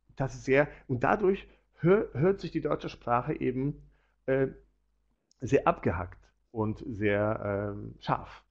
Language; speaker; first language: German; non-native, fluent; Polish